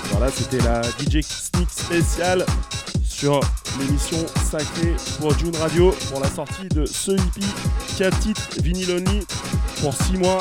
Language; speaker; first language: French; native; French